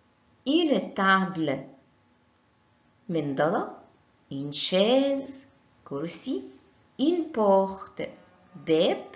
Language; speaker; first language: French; non-native, fluent; Arabic